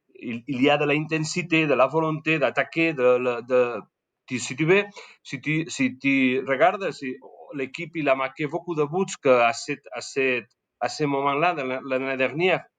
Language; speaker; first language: French; non-native, learner; Spanish